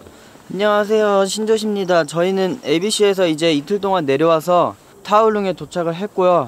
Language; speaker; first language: Korean; native; Korean